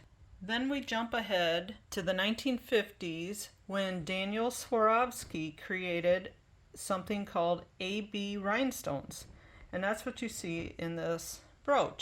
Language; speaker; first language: English; native; English